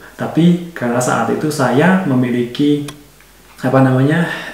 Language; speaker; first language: Indonesian; native; Indonesian